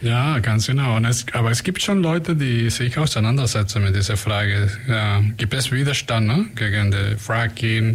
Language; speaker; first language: German; non-native, fluent; Spanish